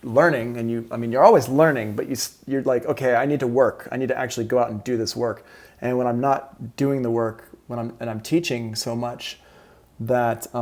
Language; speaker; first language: English; native; English